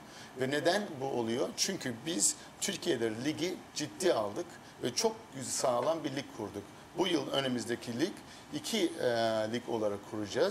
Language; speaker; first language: Turkish; early bilingual, heritage; Turkish